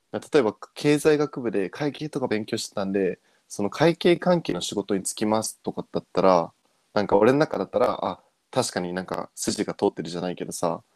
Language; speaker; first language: Japanese; early bilingual, other home language; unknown